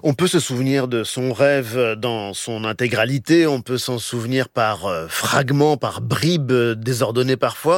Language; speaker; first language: French; native; French